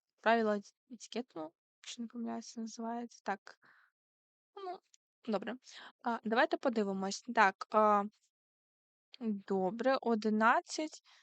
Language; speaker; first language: Ukrainian; non-native, local second language; Russian